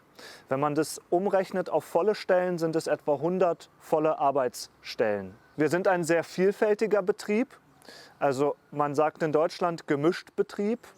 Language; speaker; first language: German; native; German